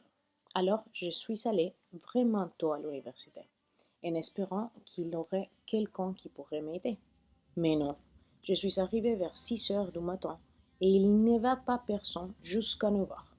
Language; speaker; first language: French; non-native, fluent; Spanish